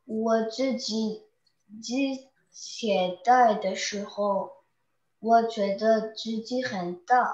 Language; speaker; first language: Chinese; early bilingual, heritage; Chinese